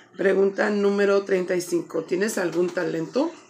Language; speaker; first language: Spanish; early bilingual, heritage; Spanish